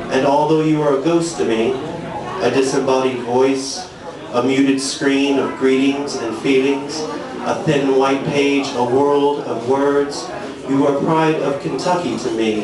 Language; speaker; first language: English; native; English